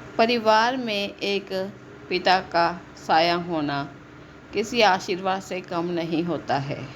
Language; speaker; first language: Hindi; non-native, local second language; Punjabi